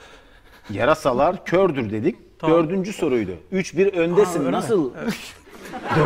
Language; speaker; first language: Turkish; native; Turkish